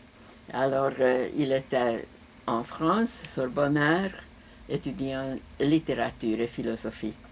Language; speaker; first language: French; non-native, fluent; Hungarian